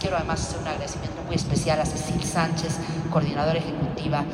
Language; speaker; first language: Spanish; native; Spanish